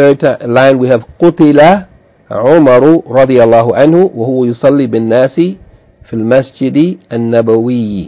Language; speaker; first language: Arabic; non-native, fluent; English